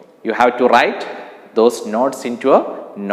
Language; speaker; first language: English; non-native, local second language; Malayalam